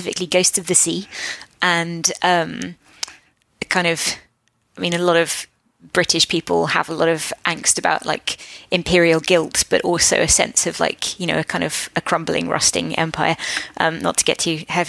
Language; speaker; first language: English; native; English